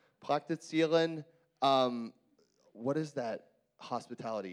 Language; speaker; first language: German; non-native, learner; English